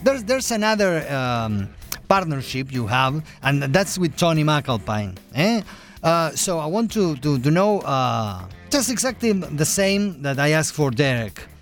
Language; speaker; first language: English; non-native, fluent; Spanish